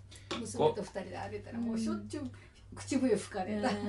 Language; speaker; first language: Japanese; native; Japanese